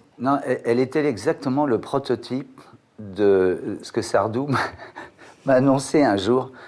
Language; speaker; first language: French; native; French